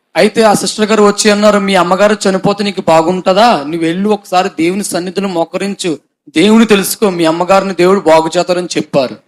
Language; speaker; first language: Telugu; non-native, fluent; Hindi